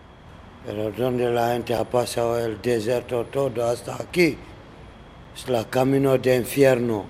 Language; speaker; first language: Spanish; non-native, learner; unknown